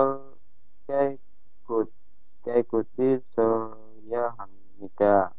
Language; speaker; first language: Korean; non-native, learner; Indonesian